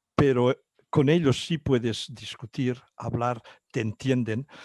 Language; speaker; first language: Spanish; non-native, local second language; Catalan